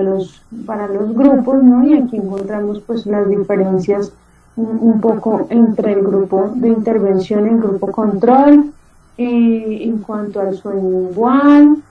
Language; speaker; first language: Spanish; native; Spanish